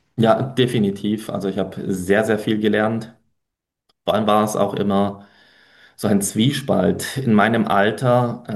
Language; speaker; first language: German; early bilingual, other home language; Polish